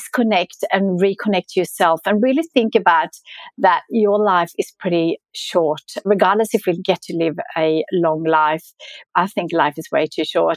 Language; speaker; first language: English; non-native, fluent; Swedish